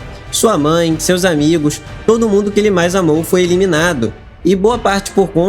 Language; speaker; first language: Portuguese; native; Portuguese